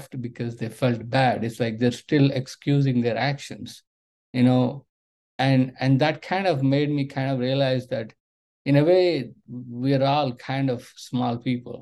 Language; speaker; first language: English; non-native, local second language; Telugu